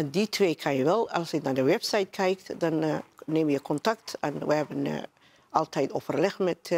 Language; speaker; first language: Dutch; non-native, learner; Somali